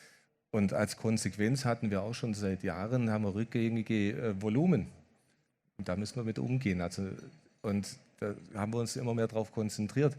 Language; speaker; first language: German; native; German